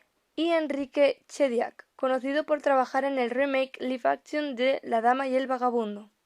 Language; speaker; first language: Spanish; native; Spanish